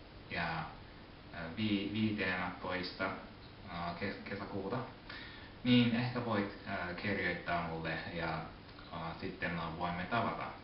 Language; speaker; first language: Finnish; non-native, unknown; Japanese